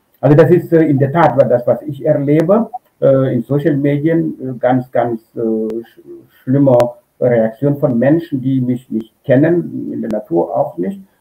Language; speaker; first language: German; non-native, fluent; Wolof